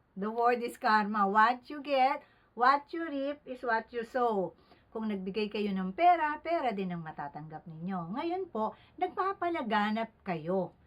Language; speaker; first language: Filipino; native; Filipino